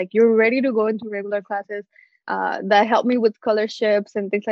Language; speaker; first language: English; early bilingual, other home language; Spanish